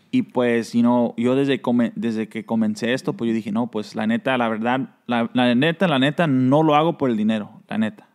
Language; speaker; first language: Spanish; early bilingual, heritage; Spanish